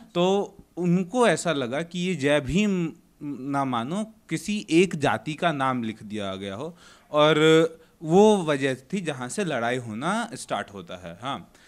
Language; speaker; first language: Hindi; native; Hindi